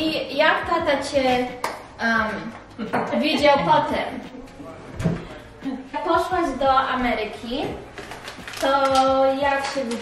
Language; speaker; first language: Polish; early bilingual, heritage; English